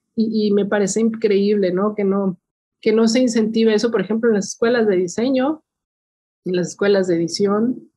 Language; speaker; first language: Spanish; native; Spanish